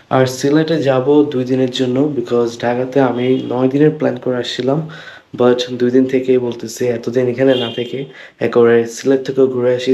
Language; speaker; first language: Bangla; early bilingual, heritage; Bangla